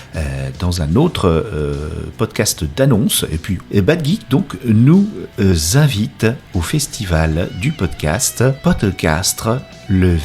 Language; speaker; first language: French; native; French